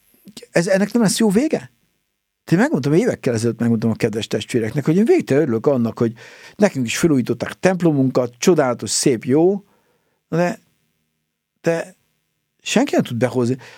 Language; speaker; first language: Hungarian; native; Hungarian